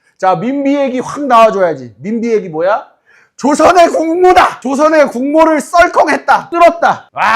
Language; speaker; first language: Korean; native; Korean